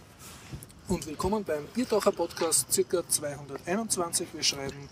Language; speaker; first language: German; native; German